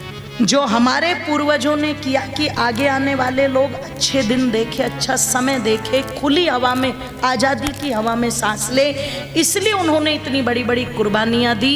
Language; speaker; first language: Hindi; native; Hindi